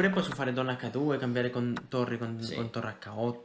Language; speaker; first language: Italian; non-native, fluent; Spanish